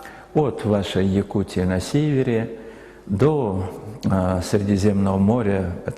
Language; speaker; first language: Russian; native; Russian